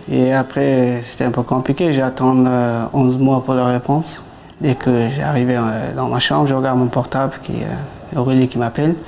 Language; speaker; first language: French; non-native, learner; Persian